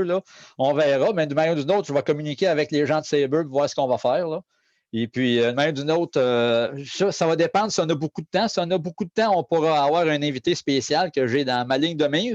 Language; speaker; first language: French; native; French